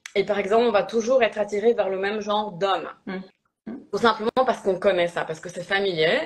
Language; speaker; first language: French; early bilingual, other home language; Polish